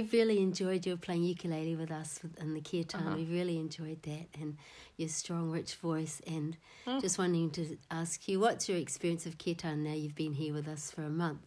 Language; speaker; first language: English; native; English